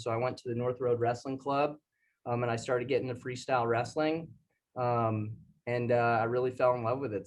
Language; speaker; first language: English; native; English